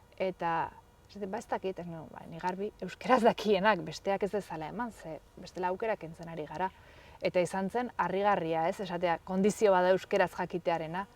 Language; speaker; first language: Basque; native; Basque